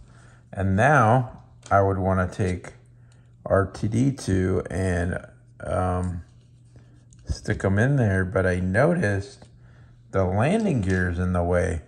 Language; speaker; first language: English; native; English